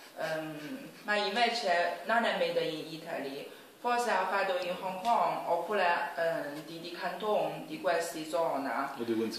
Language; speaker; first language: Italian; non-native, learner; Chinese